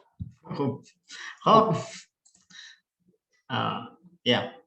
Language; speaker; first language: Persian; early bilingual, other home language; Indonesian